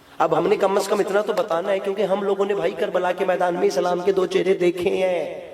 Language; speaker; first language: Urdu; non-native, local second language; Punjabi